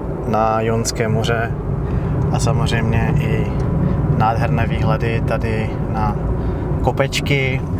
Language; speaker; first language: Czech; native; Czech